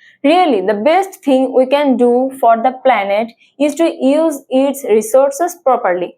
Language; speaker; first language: English; non-native, local second language; Bangla